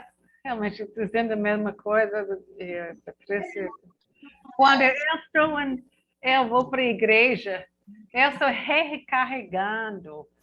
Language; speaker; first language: Portuguese; non-native, fluent; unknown